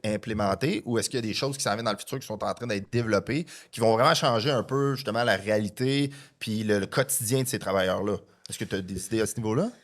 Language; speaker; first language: French; native; French